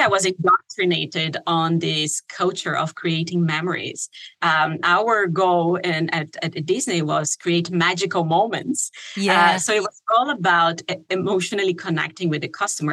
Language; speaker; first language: English; non-native, fluent; Portuguese